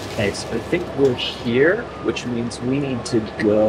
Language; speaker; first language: English; native; English